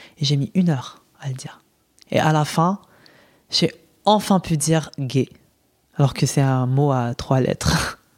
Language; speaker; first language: French; non-native, local second language; Arabic